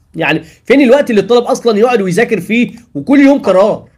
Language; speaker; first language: Arabic; native; Arabic